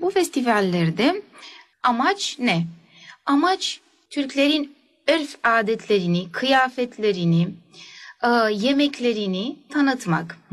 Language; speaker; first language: Turkish; early bilingual, heritage; Turkish